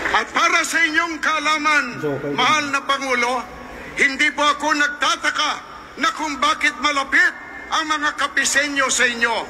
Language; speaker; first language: Filipino; non-native, local second language; Hiligaynon